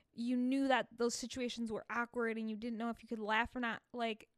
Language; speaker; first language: English; early bilingual, other home language; Spanish